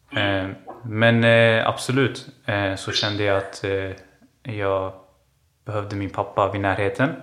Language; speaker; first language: Swedish; early bilingual, other home language; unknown